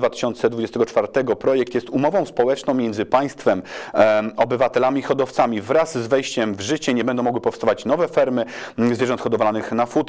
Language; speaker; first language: Polish; native; Polish